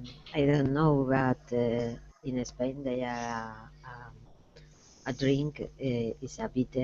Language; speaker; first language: English; non-native, learner; Spanish